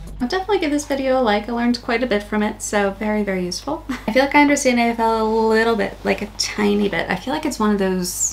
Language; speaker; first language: English; native; English